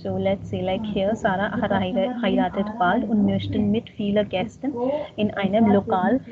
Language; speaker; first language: German; non-native, learner; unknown